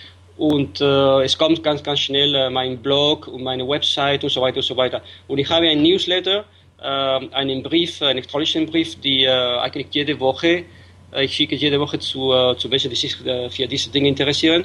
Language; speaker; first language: German; non-native, fluent; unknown